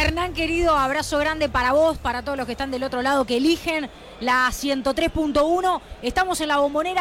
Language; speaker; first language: Spanish; native; Spanish